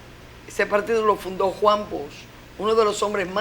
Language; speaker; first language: Spanish; native; Spanish